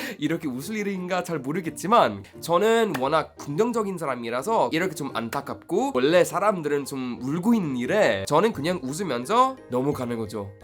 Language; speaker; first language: Korean; non-native, fluent; Swedish